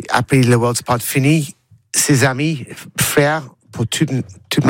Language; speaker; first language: French; non-native, learner; English